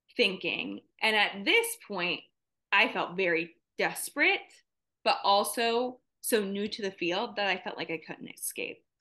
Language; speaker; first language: English; native; English